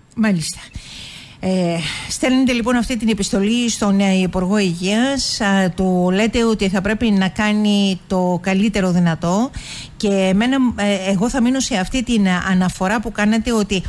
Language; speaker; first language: Greek; native; Greek